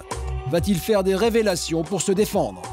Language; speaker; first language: French; native; French